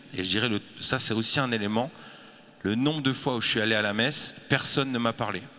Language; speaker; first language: French; native; French